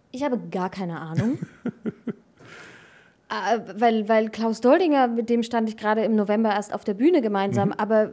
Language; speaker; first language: German; native; German